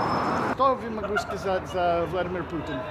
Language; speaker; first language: Russian; non-native, learner; English